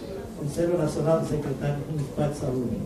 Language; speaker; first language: Portuguese; native; Portuguese